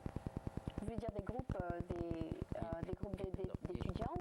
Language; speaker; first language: French; native; French